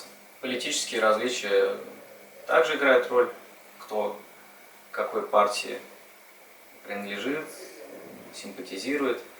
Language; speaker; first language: Russian; native; Russian